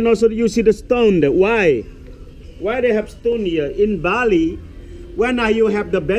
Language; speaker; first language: English; non-native, learner; Balinese